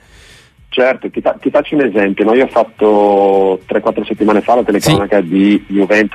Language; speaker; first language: Italian; native; Italian